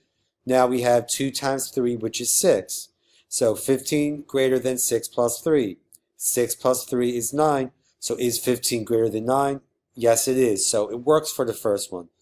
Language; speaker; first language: English; native; English